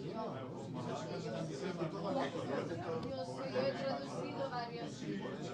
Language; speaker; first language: Spanish; non-native, fluent; Macedonian